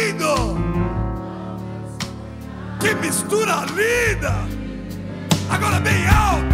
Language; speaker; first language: Portuguese; non-native, fluent; English